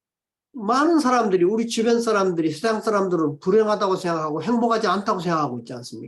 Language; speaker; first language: Korean; native; Korean